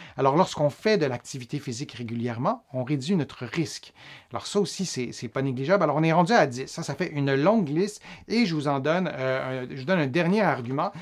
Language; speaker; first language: French; native; French